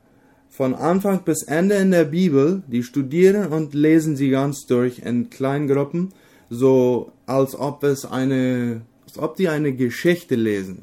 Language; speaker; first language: German; non-native, local second language; Low German